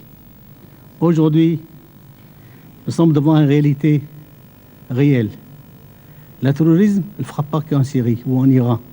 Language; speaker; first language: French; non-native, fluent; Arabic